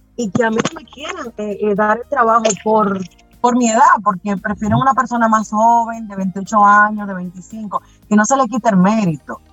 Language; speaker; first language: Spanish; native; Spanish